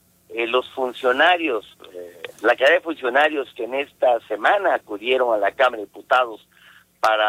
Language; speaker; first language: Spanish; native; Spanish